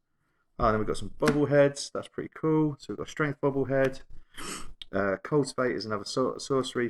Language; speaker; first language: English; native; English